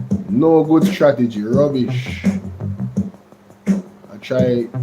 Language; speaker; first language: English; native; English